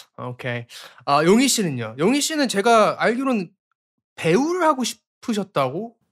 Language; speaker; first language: Korean; early bilingual, heritage; Korean